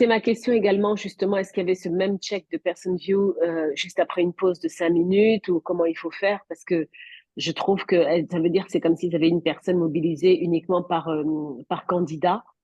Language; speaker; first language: French; native; French